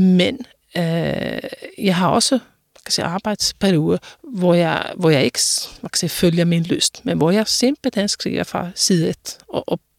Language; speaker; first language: Danish; non-native, fluent; Finnish